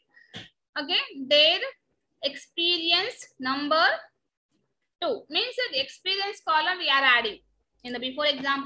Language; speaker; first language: English; non-native, local second language; Telugu